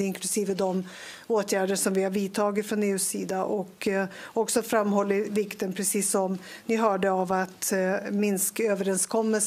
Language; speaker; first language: Swedish; native; Swedish